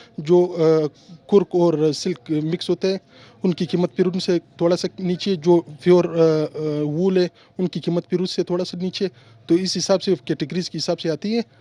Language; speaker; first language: Urdu; non-native, local second language; Pashto